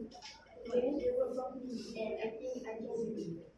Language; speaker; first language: English; non-native, local second language; Malay